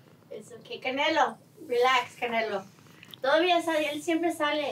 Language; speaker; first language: Spanish; early bilingual, heritage; Spanish